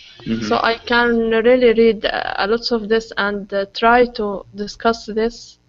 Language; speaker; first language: English; non-native, learner; Arabic